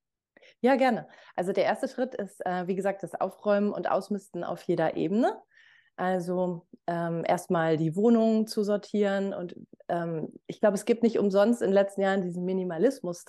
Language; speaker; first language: German; native; German